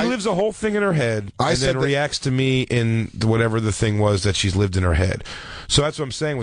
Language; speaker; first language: English; native; English